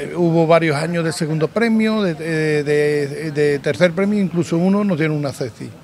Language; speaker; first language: Spanish; native; Spanish